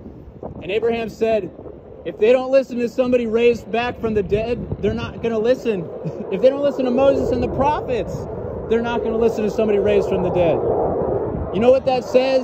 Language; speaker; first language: English; native; English